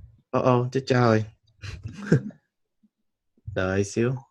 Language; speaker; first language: Vietnamese; non-native, learner; English